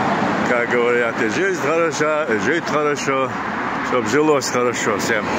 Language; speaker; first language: Russian; non-native, local second language; Chechen